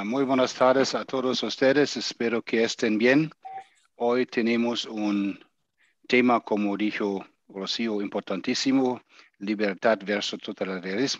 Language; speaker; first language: Spanish; non-native, fluent; German